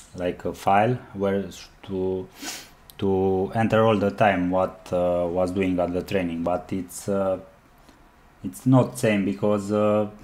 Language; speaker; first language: English; non-native, learner; Romanian